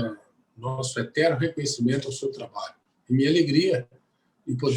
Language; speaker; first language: Portuguese; native; Portuguese